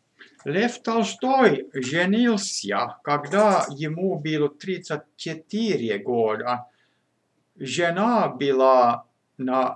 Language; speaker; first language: Russian; non-native, fluent; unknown